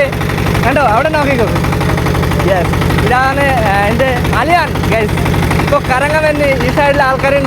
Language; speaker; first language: Malayalam; non-native, learner; Bangla